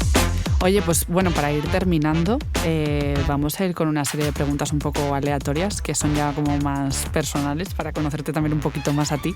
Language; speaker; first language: Spanish; native; Spanish